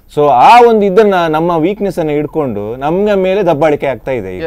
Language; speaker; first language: Kannada; non-native, local second language; Tulu